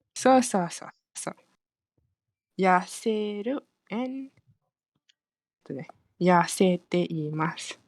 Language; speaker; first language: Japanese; non-native, fluent; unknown